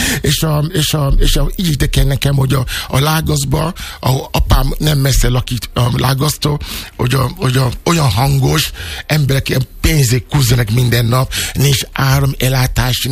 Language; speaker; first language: Hungarian; non-native, fluent; Yoruba